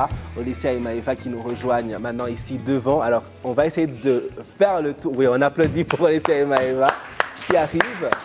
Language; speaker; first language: French; non-native, local second language; Kinyarwanda